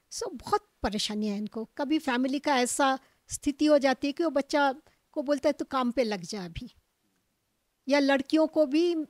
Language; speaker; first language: Hindi; non-native, local second language; Bangla